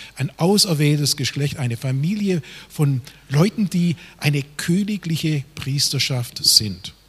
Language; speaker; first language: German; native; German